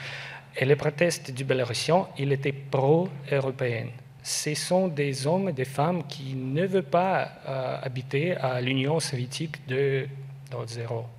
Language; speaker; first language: French; non-native, learner; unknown